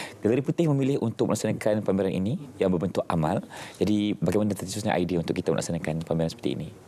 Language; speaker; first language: Malay; native; Malay